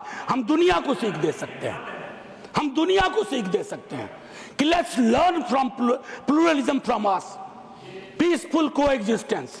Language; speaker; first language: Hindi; native; Hindi